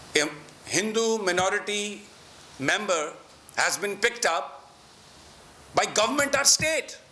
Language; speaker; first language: English; non-native, local second language; Urdu